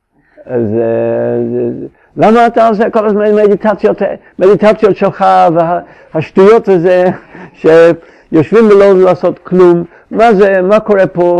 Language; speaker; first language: Hebrew; non-native, fluent; English